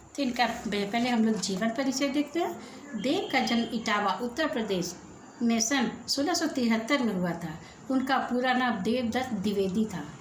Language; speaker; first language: Hindi; native; Hindi